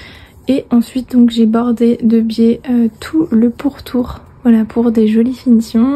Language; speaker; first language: French; native; French